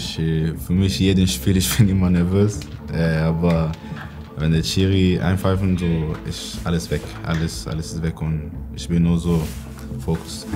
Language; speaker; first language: German; non-native, learner; Swedish